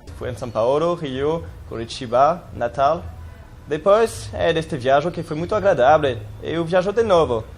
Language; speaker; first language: Portuguese; non-native, learner; French